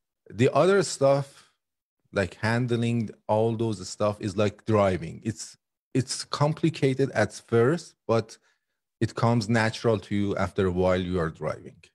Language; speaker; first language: English; non-native, fluent; Persian